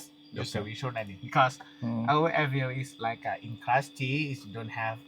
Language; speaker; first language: English; non-native, learner; Thai